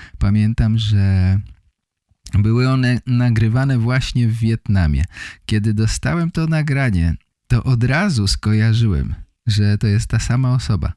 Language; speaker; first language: Polish; native; Polish